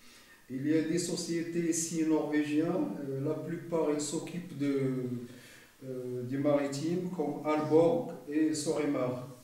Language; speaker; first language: French; non-native, local second language; Arabic